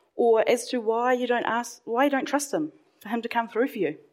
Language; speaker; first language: English; native; English